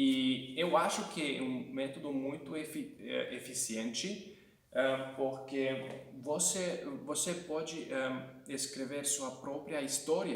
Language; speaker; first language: Portuguese; non-native, fluent; Hungarian